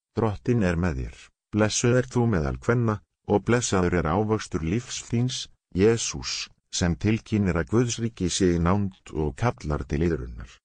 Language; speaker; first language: Icelandic; non-native, learner; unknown